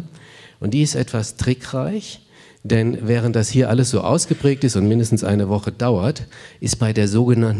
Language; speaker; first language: German; native; German